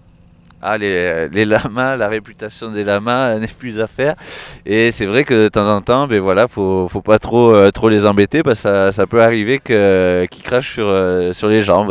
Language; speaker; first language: French; native; French